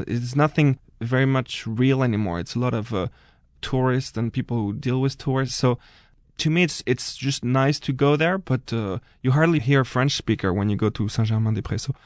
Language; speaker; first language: English; non-native, fluent; French